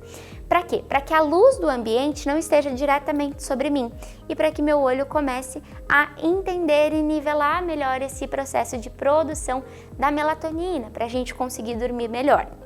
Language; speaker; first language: Portuguese; native; Portuguese